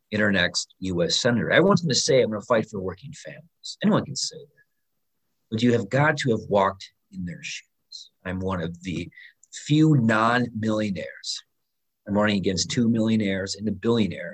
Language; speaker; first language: English; native; English